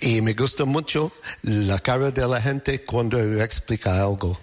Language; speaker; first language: Spanish; non-native, learner; English